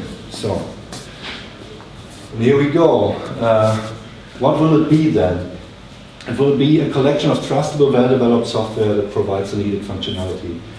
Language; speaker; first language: English; non-native, fluent; German